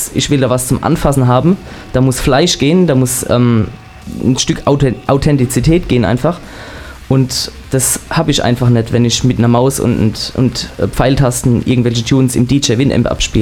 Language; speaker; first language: German; native; German